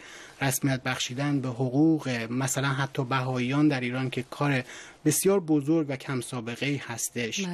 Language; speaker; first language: Persian; native; Persian